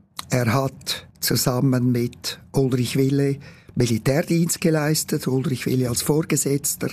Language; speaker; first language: German; native; German